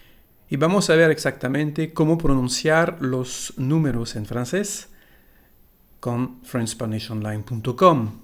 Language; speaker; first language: Spanish; non-native, fluent; French